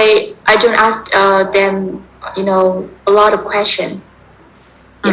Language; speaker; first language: English; non-native, fluent; Vietnamese